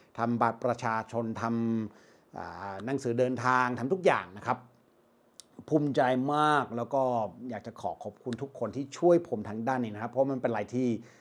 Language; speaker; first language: Thai; non-native, fluent; English